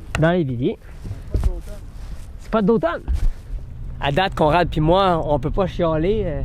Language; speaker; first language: French; native; French